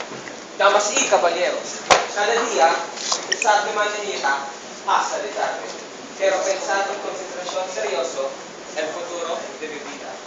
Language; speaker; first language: Spanish; non-native, learner; Filipino